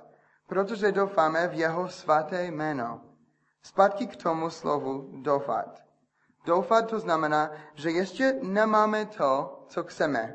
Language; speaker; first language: Czech; non-native, fluent; English